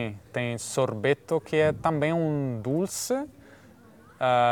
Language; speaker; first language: Portuguese; non-native, fluent; Italian